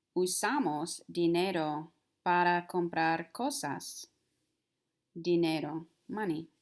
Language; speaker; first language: Spanish; non-native, fluent; English